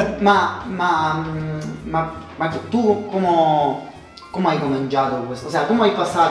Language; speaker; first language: Italian; non-native, learner; Spanish